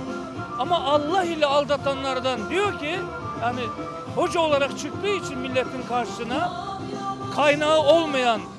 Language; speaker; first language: Turkish; native; Turkish